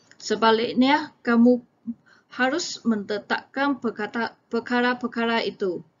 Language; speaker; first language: Malay; non-native, local second language; Chinese